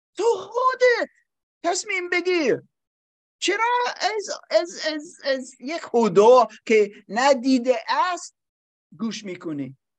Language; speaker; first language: Persian; non-native, learner; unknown